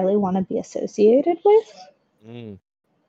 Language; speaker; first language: English; native; English